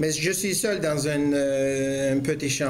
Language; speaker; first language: French; non-native, fluent; Turkish